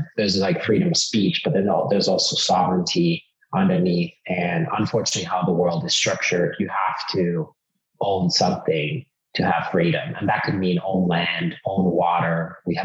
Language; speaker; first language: English; non-native, fluent; Finnish